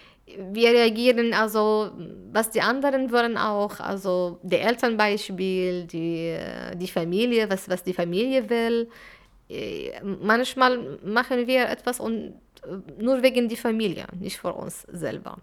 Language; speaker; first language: German; non-native, fluent; Arabic